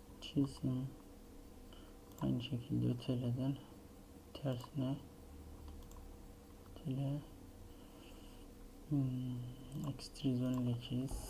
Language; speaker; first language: Turkish; native; Turkish